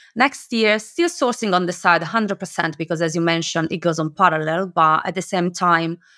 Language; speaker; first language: English; non-native, fluent; Italian